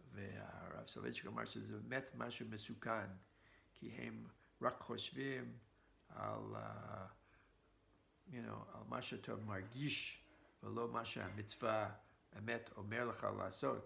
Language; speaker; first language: Hebrew; non-native, fluent; English